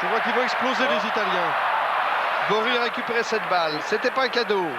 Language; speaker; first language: French; native; French